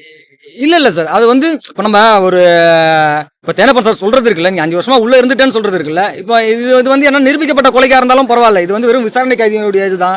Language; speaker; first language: Tamil; native; Tamil